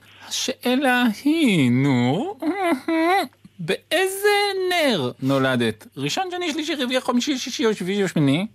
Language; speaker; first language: Hebrew; native; Hebrew